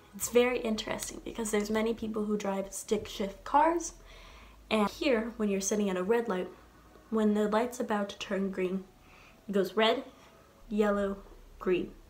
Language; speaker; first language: English; native; English